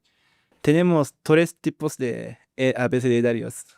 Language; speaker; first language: Spanish; non-native, learner; Japanese